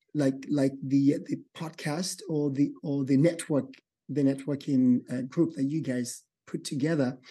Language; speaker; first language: English; non-native, local second language; Yoruba